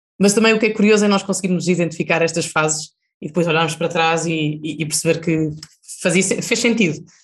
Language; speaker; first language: Portuguese; native; Portuguese